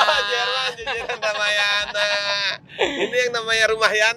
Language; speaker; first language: Indonesian; native; Indonesian